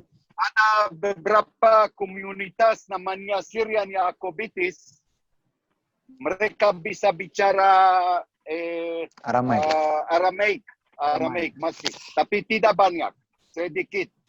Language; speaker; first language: Indonesian; non-native, learner; Hebrew